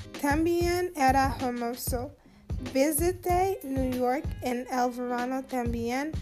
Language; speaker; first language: Spanish; non-native, learner; English